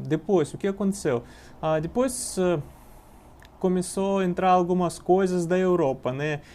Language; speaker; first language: Portuguese; non-native, learner; Russian